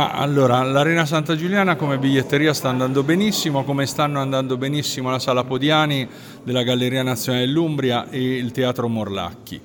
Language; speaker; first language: Italian; native; Italian